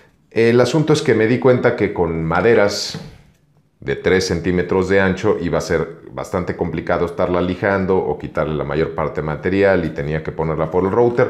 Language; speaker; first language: Spanish; native; Spanish